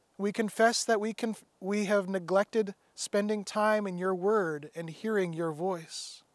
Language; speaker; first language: English; native; English